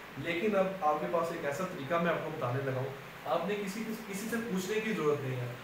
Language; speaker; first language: Urdu; non-native, local second language; Punjabi